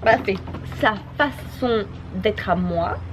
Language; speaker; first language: French; native; French